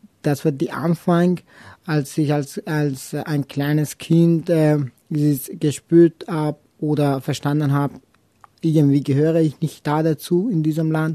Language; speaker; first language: German; non-native, local second language; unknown